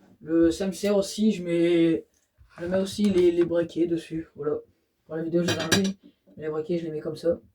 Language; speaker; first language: French; native; French